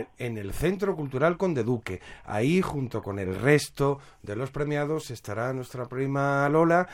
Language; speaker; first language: Spanish; native; Spanish